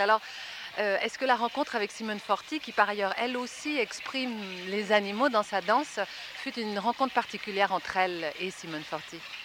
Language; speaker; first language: French; native; French